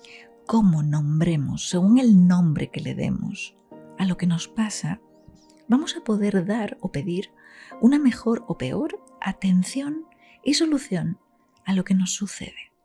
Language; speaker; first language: Spanish; native; Spanish